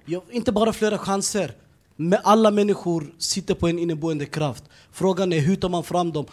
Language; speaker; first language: Swedish; early bilingual, other home language; Somali